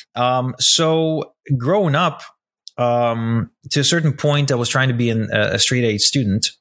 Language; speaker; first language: English; non-native, fluent; Russian